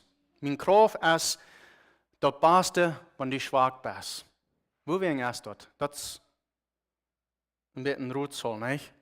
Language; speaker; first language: German; non-native, learner; Plautdietsch